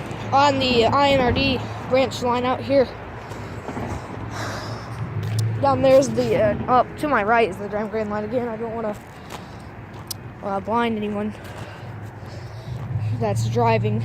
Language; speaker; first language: English; native; English